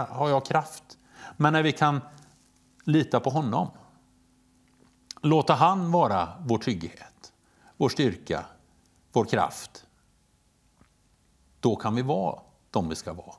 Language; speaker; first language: Swedish; native; Swedish